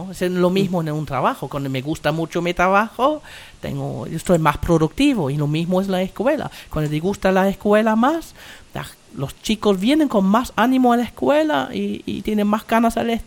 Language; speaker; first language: Spanish; non-native, fluent; German